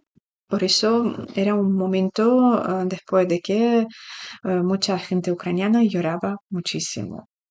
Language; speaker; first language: Spanish; non-native, fluent; Ukrainian